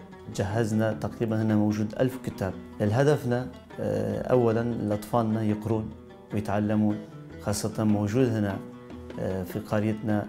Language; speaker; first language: Arabic; non-native, local second language; Turkish